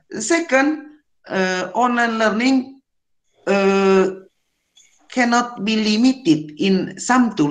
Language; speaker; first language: English; non-native, learner; Indonesian